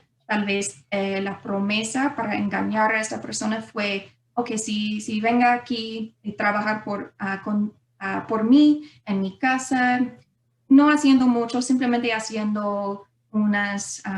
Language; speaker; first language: Spanish; non-native, fluent; English